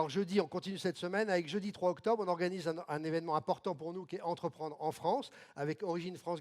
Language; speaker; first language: French; native; French